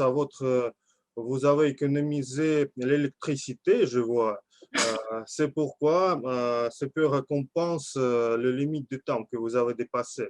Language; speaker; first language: French; non-native, fluent; Russian